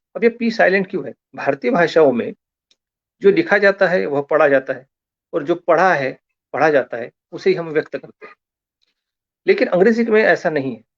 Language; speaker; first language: Hindi; non-native, local second language; Marathi